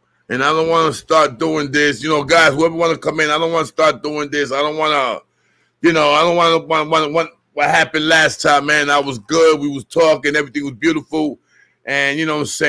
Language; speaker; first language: English; early bilingual, other home language; Spanish